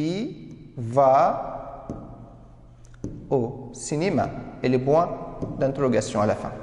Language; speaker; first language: French; non-native, fluent; Arabic